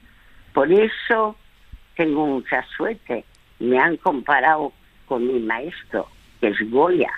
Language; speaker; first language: Spanish; early bilingual, other home language; French